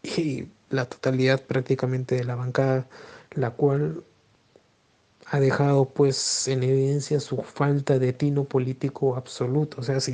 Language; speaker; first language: Spanish; native; Spanish